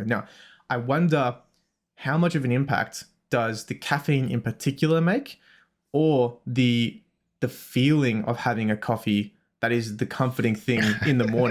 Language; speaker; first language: English; native; English